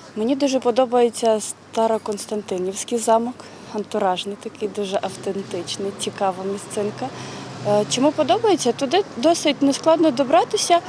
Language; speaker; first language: Ukrainian; native; Ukrainian